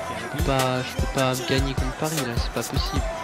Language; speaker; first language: French; native; French